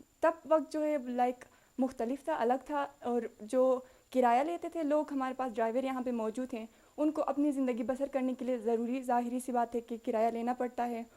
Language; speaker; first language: Urdu; non-native, local second language; Khowar